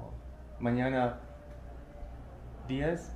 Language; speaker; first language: Spanish; non-native, learner; English